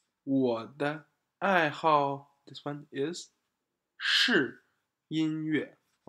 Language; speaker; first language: Chinese; non-native, fluent; English